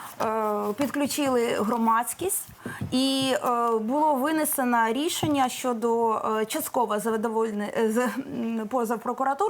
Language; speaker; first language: Ukrainian; native; Ukrainian